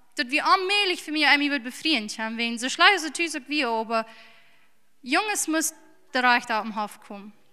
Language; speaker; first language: German; early bilingual, heritage; English